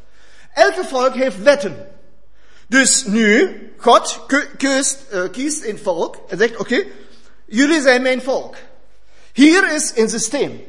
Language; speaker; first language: Dutch; non-native, fluent; German